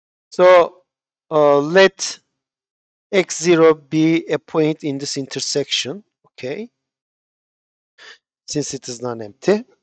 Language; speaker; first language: English; non-native, fluent; Turkish